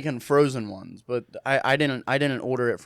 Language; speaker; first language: English; native; English